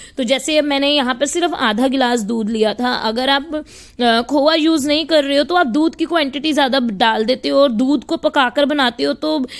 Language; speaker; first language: Hindi; native; Hindi